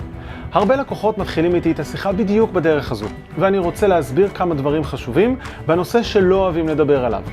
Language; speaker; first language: Hebrew; native; Hebrew